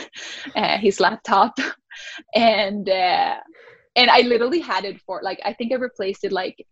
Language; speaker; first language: English; early bilingual, other home language; Spanish